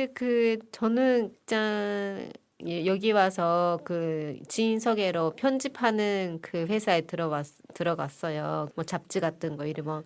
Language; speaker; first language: Korean; non-native, fluent; Japanese